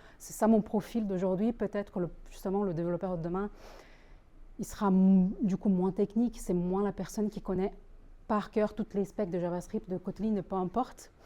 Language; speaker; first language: French; non-native, fluent; Portuguese